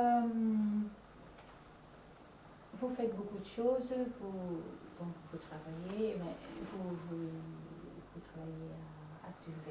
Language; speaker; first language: French; non-native, fluent; Dutch